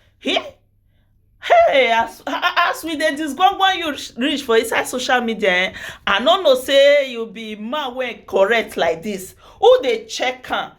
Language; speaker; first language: Nigerian Pidgin; native; Nigerian Pidgin